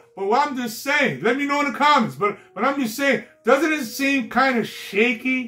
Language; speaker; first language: English; native; English